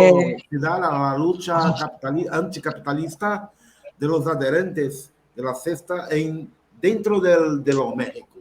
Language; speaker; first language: Spanish; non-native, local second language; Portuguese